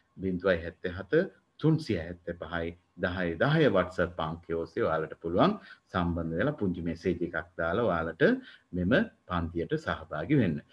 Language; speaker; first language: Sinhala; non-native, local second language; Tamil